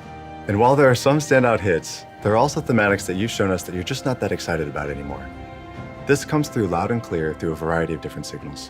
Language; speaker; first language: English; native; English